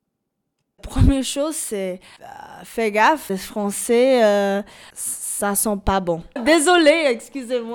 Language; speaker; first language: French; non-native, learner; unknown